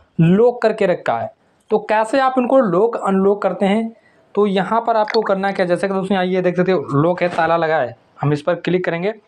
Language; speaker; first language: Hindi; native; Hindi